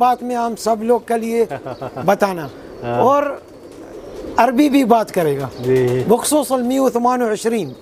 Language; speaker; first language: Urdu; non-native, learner; Arabic